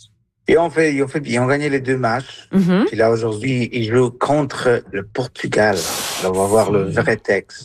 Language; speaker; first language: French; non-native, fluent; Spanish